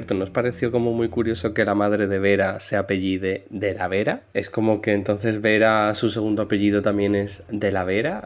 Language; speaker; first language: Spanish; native; Spanish